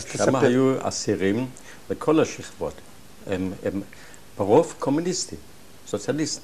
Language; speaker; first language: Hebrew; non-native, fluent; German